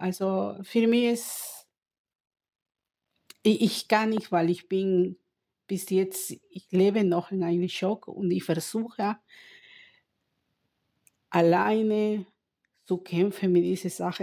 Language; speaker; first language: German; non-native, learner; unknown